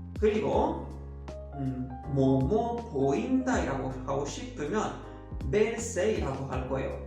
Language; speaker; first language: Korean; non-native, fluent; Spanish